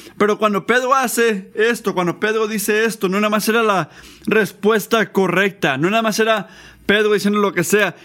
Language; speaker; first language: Spanish; non-native, fluent; English